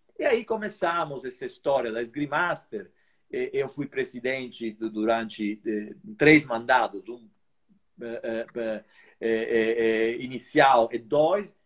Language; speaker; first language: Portuguese; non-native, fluent; Italian